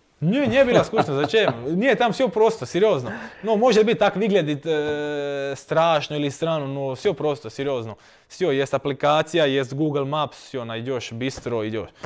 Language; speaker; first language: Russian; non-native, learner; Croatian